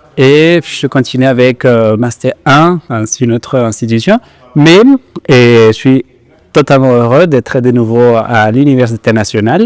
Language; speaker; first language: French; non-native, fluent; Spanish